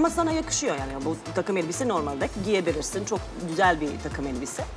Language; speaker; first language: Turkish; non-native, fluent; Serbian